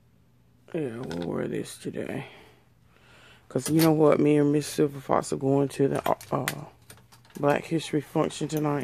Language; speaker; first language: English; native; English